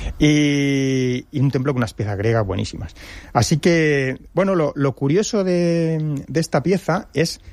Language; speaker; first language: Spanish; native; Spanish